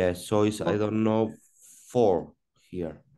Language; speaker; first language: English; non-native, learner; Spanish